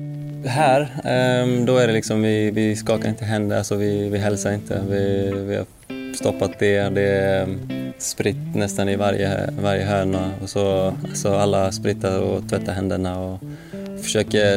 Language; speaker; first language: Swedish; non-native, fluent; Icelandic